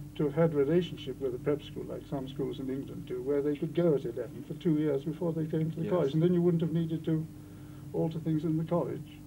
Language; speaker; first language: English; native; English